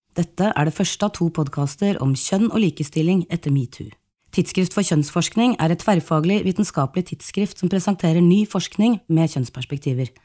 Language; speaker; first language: Norwegian; native; Norwegian